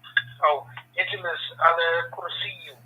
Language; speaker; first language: Arabic; non-native, learner; English